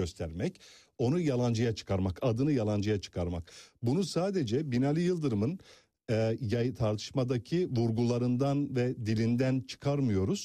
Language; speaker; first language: Turkish; native; Turkish